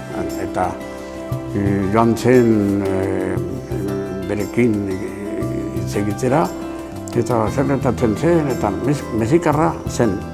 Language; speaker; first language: Basque; non-native, local second language; Spanish